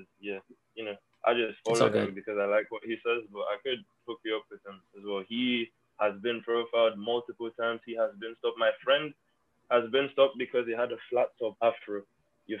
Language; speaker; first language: English; non-native, local second language; Yoruba